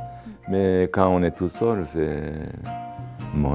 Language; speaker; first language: French; non-native, fluent; Japanese